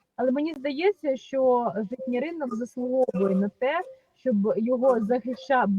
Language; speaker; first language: Ukrainian; native; Ukrainian